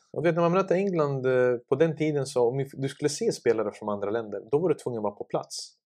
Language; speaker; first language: Swedish; early bilingual, other home language; Serbian